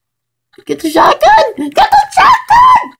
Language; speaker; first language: English; native; English